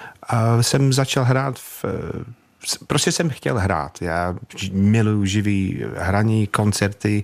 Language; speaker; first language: Czech; non-native, fluent; English